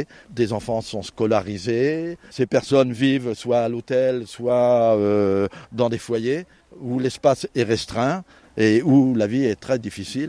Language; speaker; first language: French; native; French